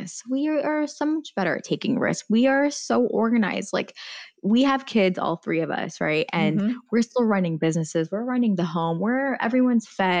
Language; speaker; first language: English; early bilingual, other home language; Persian